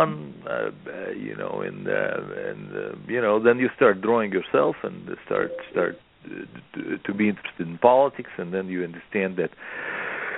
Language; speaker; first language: English; non-native, fluent; Russian